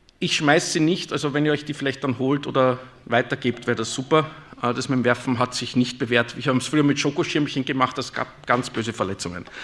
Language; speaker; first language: German; native; German